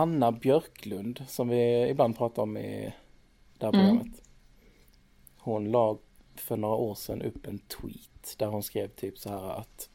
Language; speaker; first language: Swedish; native; Swedish